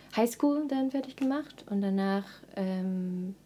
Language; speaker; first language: German; non-native, fluent; English